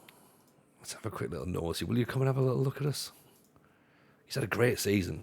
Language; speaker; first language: English; native; English